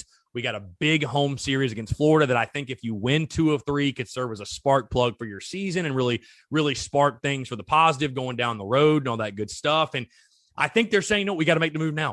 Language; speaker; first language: English; native; English